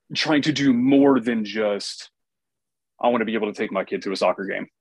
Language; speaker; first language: English; native; English